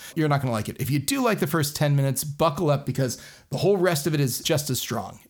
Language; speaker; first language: English; native; English